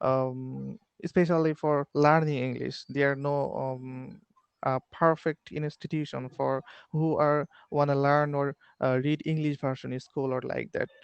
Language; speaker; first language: English; non-native, learner; Bangla